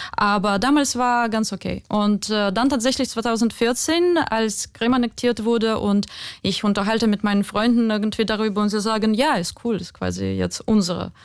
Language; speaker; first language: German; non-native, fluent; Ukrainian